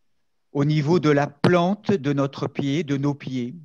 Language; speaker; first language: French; native; French